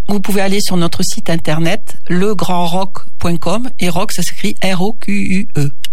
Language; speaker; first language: French; native; French